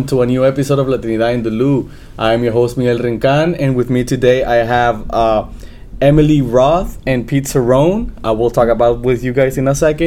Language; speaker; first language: English; non-native, fluent; Spanish